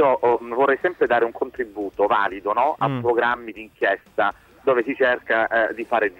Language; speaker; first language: Italian; native; Italian